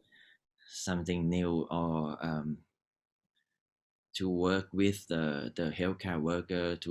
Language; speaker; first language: English; non-native, learner; Thai